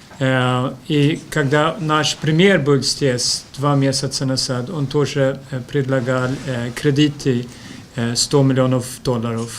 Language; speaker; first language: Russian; non-native, fluent; Swedish